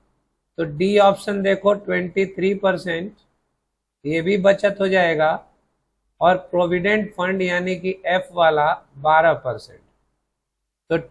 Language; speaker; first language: Hindi; native; Hindi